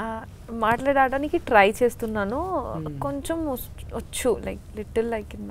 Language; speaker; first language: Telugu; non-native, learner; Bangla